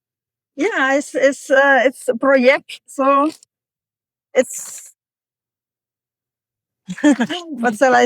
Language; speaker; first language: English; non-native, learner; Indonesian